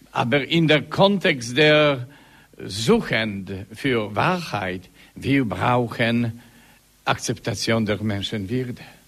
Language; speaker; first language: German; non-native, learner; Polish